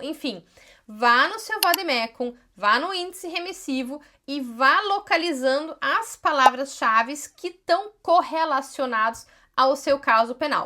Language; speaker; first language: Portuguese; native; Portuguese